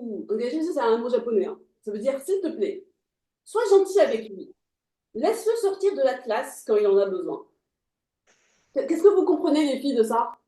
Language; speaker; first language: French; native; French